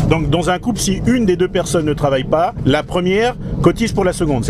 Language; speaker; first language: French; native; French